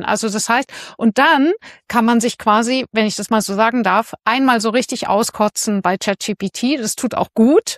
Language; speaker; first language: German; native; German